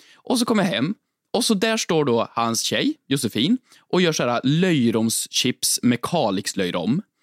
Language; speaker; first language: Swedish; native; Swedish